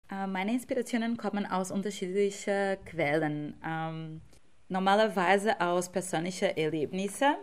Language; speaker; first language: German; non-native, fluent; Portuguese